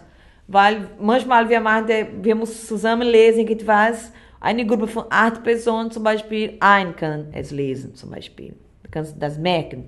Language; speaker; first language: German; non-native, learner; Portuguese